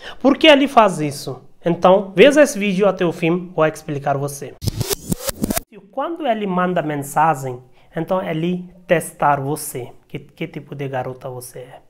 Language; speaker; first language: Portuguese; non-native, learner; Hindi